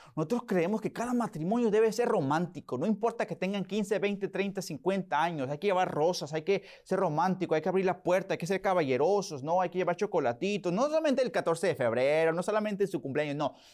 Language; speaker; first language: Spanish; early bilingual, heritage; Spanish